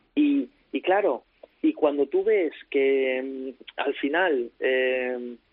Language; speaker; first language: Spanish; native; Spanish